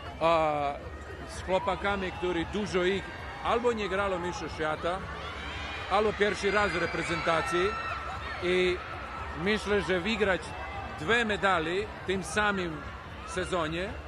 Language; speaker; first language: Polish; non-native, learner; Serbian